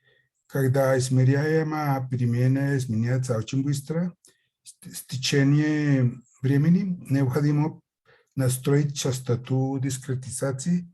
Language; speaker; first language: Russian; non-native, fluent; Spanish